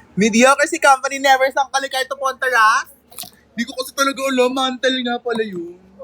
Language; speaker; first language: Filipino; native; Filipino